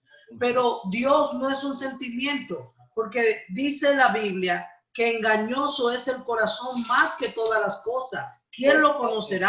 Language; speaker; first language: Spanish; native; Spanish